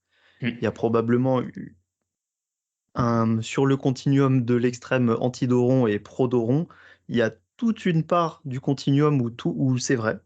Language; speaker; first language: French; native; French